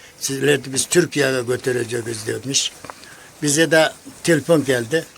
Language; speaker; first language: Turkish; non-native, learner; Kyrgyz